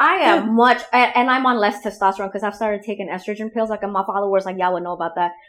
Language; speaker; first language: English; non-native, fluent; Indonesian